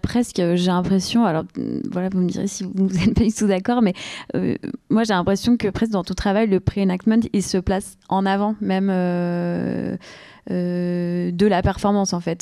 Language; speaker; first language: French; native; French